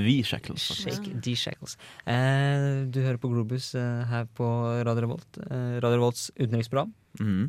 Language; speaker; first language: Norwegian; native; Norwegian